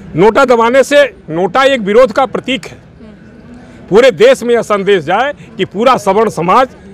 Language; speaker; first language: Hindi; native; Hindi